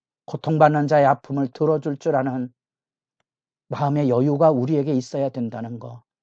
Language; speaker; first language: Korean; native; Korean